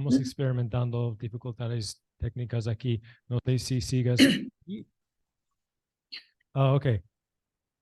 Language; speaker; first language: Spanish; non-native, fluent; English